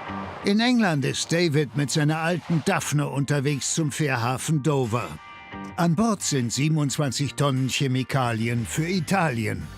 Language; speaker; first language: German; native; German